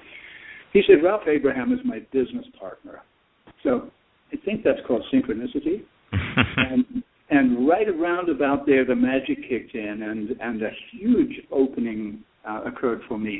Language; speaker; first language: English; native; English